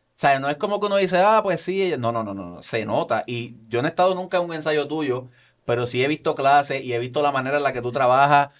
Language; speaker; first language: Spanish; native; Spanish